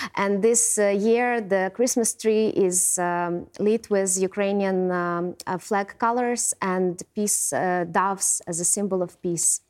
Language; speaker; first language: English; non-native, fluent; Ukrainian